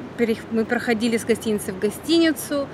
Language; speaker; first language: Russian; native; Russian